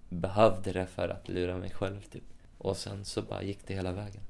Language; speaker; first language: Swedish; native; Swedish